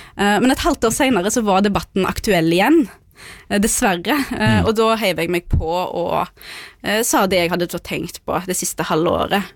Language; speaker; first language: Norwegian; early bilingual, other home language; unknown